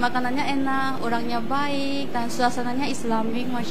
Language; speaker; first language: Indonesian; non-native, fluent; Korean